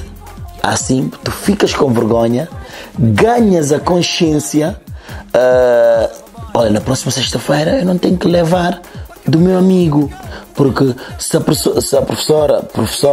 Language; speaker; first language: Portuguese; non-native, local second language; Upper Guinea Crioulo